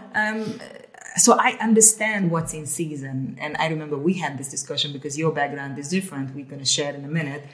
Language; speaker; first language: English; early bilingual, other home language; Hungarian